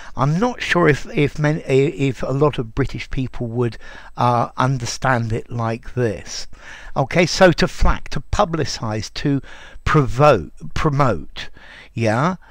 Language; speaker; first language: English; native; English